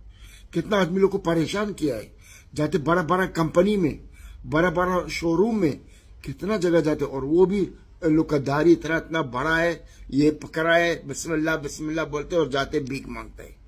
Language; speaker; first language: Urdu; non-native, learner; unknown